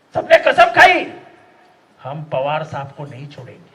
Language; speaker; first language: Hindi; non-native, local second language; Marathi